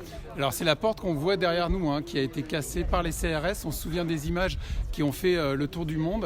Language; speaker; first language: French; native; French